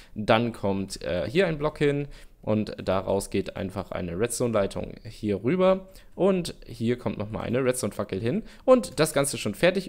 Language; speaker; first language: German; native; German